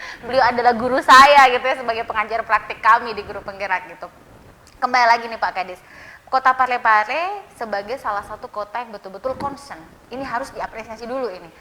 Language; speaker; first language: Indonesian; native; Indonesian